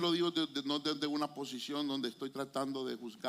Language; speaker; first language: Spanish; native; Spanish